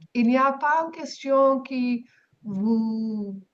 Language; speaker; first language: French; non-native, learner; English